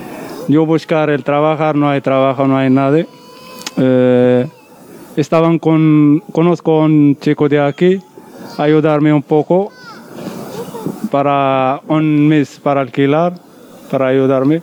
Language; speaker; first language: Spanish; non-native, learner; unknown